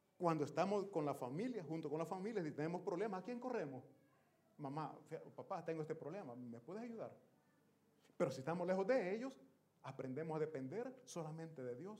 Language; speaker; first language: Spanish; native; Spanish